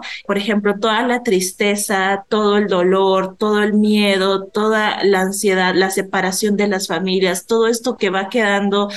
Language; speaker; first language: Spanish; native; Spanish